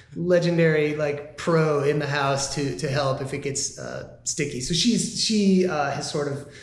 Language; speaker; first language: English; native; English